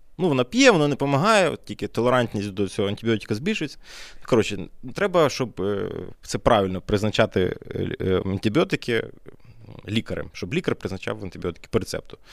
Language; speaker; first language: Ukrainian; native; Ukrainian